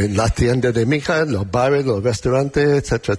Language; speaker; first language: Spanish; non-native, learner; English